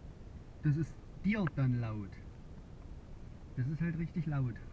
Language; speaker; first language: German; native; German